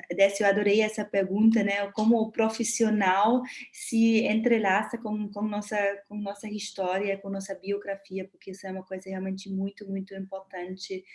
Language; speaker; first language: Portuguese; non-native, fluent; German